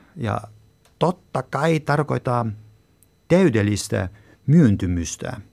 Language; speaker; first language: Finnish; non-native, fluent; German